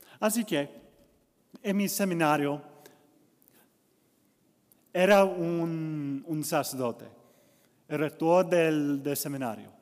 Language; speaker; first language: Spanish; non-native, learner; English